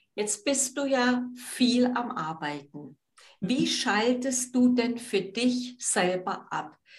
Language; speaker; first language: German; native; German